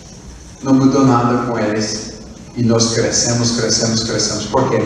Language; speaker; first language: Portuguese; non-native, fluent; English